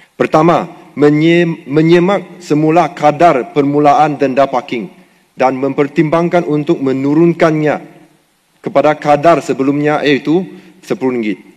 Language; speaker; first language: Malay; non-native, local second language; Chinese